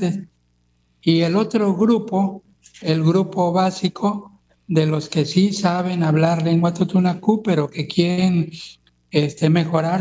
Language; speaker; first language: Spanish; non-native, local second language; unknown